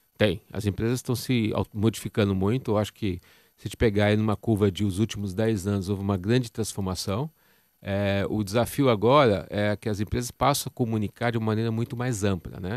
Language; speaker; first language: Portuguese; native; Portuguese